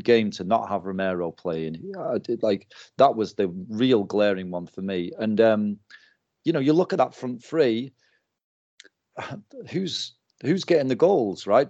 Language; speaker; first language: English; native; English